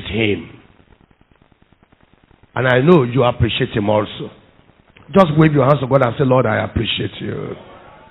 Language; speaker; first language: English; non-native, local second language; Yoruba